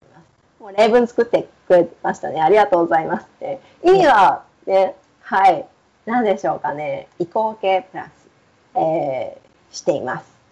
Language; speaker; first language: Japanese; native; Japanese